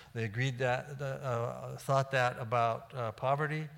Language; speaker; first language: English; native; English